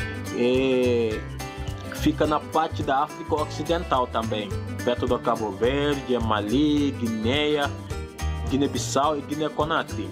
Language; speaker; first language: Portuguese; non-native, fluent; Wolof